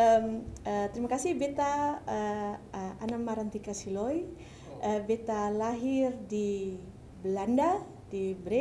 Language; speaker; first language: Indonesian; early bilingual, heritage; Dutch